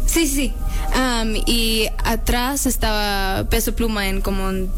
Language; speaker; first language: Spanish; early bilingual, heritage; Spanish